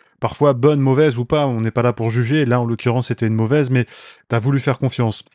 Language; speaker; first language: French; native; French